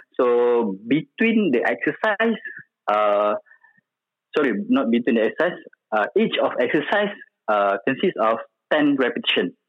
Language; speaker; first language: English; non-native, local second language; Malay